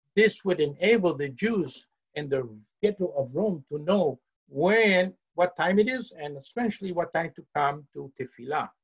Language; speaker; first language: English; early bilingual, heritage; English